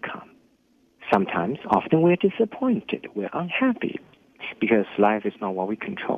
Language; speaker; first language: English; non-native, fluent; Chinese